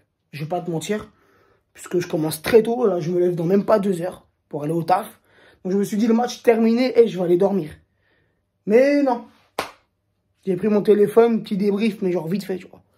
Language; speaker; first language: French; native; French